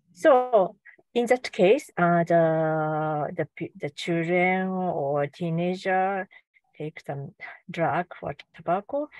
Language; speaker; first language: English; non-native, learner; Japanese